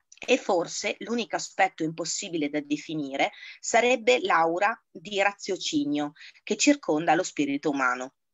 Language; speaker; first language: Italian; native; Italian